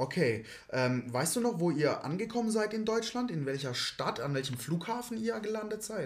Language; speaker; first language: German; native; German